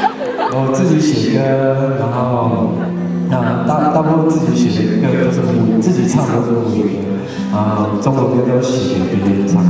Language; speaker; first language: Chinese; non-native, local second language; Amis